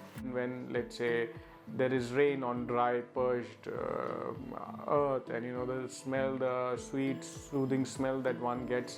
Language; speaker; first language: English; non-native, local second language; Hindi